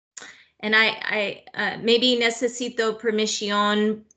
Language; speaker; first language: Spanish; non-native, learner; English